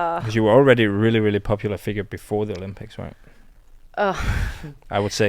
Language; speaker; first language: English; non-native, fluent; Danish